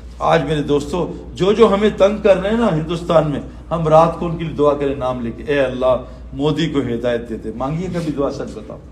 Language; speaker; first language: Urdu; native; Urdu